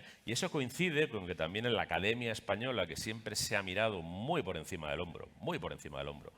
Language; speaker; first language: Spanish; native; Spanish